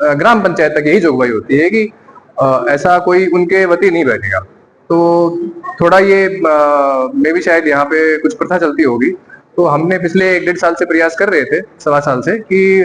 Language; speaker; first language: Hindi; non-native, local second language; Gujarati